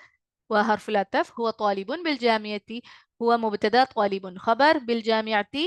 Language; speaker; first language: Arabic; non-native, fluent; Malayalam